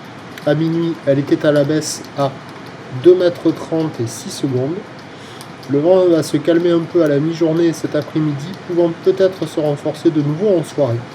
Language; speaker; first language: French; native; French